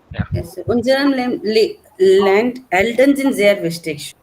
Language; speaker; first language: German; non-native, learner; Hindi